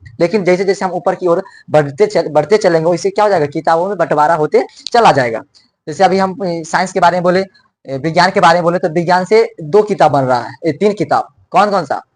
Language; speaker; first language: Hindi; native; Hindi